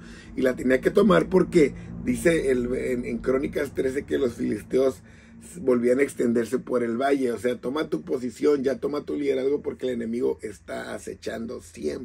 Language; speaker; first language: Spanish; native; Spanish